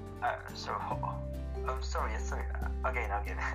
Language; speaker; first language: English; non-native, learner; Korean